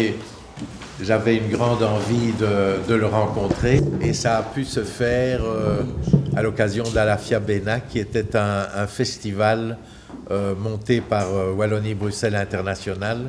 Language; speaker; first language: French; native; French